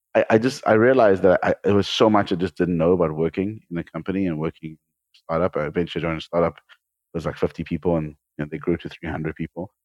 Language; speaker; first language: English; native; English